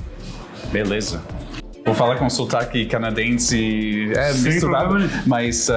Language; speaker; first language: Portuguese; non-native, fluent; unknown